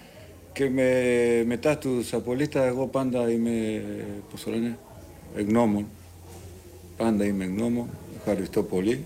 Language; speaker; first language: Greek; non-native, learner; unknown